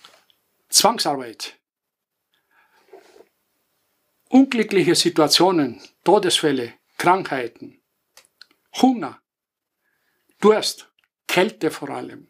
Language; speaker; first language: German; non-native, fluent; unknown